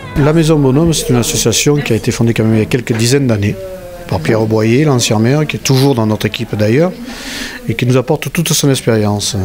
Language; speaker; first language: French; native; French